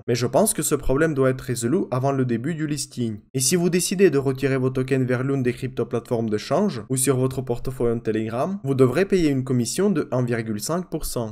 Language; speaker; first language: French; non-native, fluent; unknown